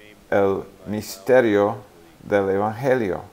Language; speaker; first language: Spanish; non-native, fluent; English